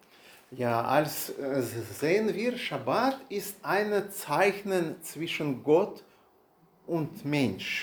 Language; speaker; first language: German; non-native, learner; Russian